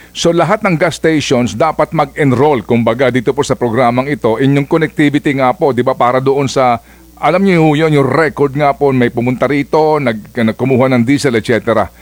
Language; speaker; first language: Filipino; non-native, local second language; Waray